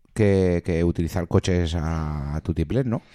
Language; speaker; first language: Spanish; native; Spanish